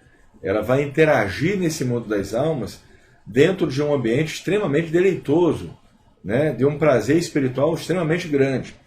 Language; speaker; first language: Portuguese; native; Portuguese